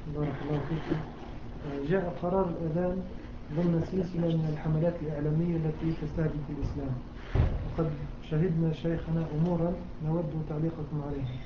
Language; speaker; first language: Arabic; native; Arabic